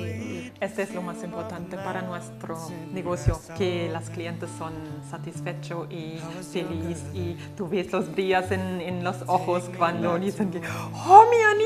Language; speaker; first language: Spanish; non-native, fluent; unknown